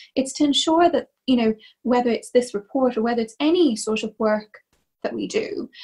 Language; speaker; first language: English; native; English